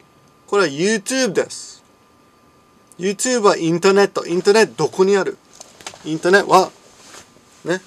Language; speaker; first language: Japanese; non-native, fluent; English